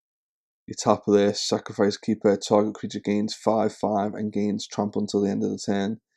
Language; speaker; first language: English; native; English